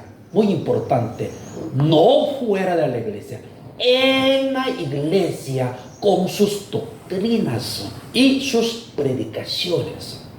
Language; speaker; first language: Spanish; non-native, fluent; Korean